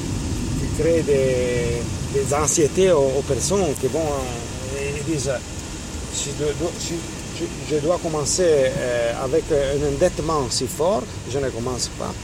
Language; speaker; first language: French; non-native, fluent; Italian